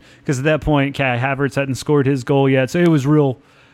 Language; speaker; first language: English; native; English